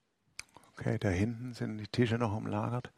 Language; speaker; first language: German; native; German